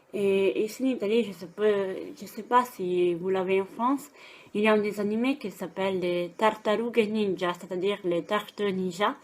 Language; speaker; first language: French; non-native, fluent; Italian